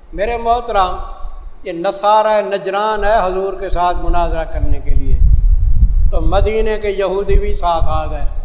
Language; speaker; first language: Urdu; non-native, local second language; Saraiki